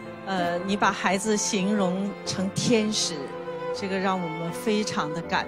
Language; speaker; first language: Chinese; native; Chinese